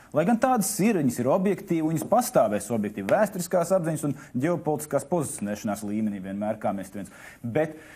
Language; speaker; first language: Latvian; native; Latvian